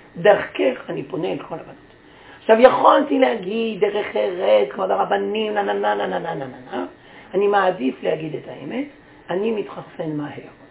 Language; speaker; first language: Hebrew; native; Hebrew